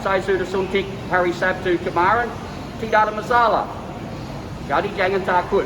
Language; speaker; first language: Indonesian; non-native, learner; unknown